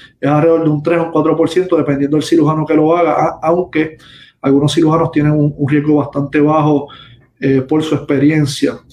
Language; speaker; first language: Spanish; native; Spanish